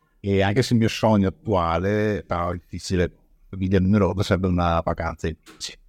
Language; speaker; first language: Italian; native; Italian